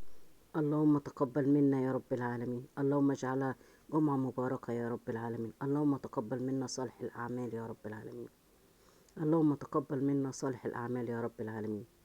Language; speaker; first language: Arabic; native; Arabic